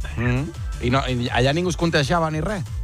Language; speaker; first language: Catalan; native; Catalan